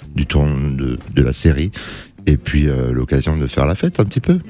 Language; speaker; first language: French; native; French